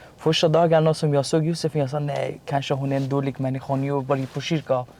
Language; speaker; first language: Swedish; non-native, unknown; Persian